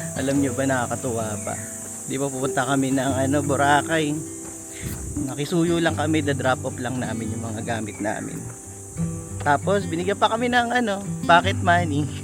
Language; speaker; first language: Filipino; native; Filipino